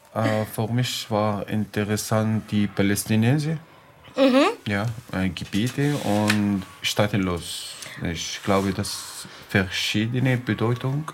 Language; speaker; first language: German; non-native, learner; Arabic